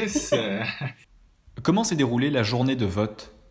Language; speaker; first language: French; native; French